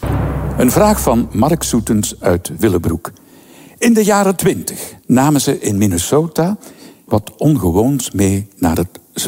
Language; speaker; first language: Dutch; native; Dutch